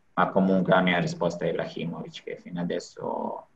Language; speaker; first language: Italian; non-native, fluent; Serbian